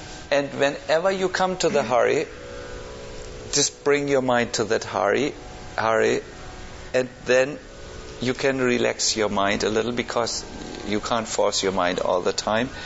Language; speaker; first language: English; non-native, fluent; German